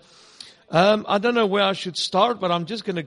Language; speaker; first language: English; non-native, local second language; Afrikaans